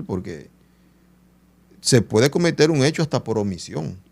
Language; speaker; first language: Spanish; native; Spanish